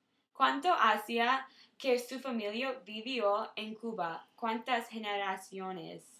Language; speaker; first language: Spanish; non-native, learner; English